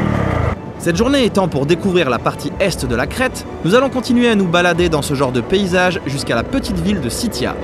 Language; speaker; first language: French; native; French